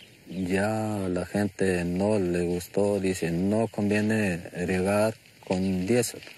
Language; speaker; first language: Spanish; non-native, local second language; Plautdietsch